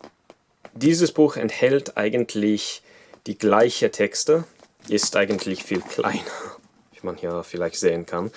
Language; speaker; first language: German; non-native, fluent; English